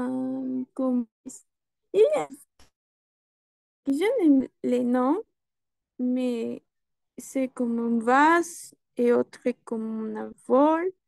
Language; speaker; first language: French; non-native, learner; Spanish